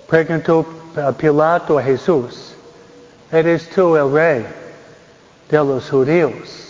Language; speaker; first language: Spanish; non-native, fluent; English